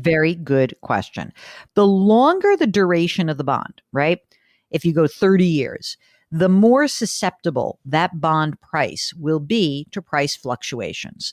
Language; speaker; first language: English; native; English